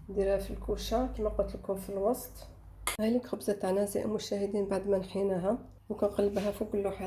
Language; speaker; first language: Arabic; native; Arabic